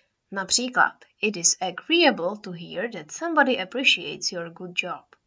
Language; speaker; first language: English; non-native, fluent; Czech